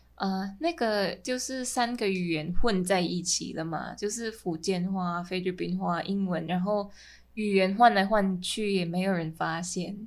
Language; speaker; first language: Chinese; non-native, fluent; Min Nan Chinese